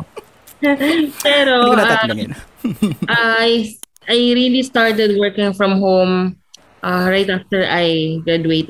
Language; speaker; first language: English; non-native, local second language; Filipino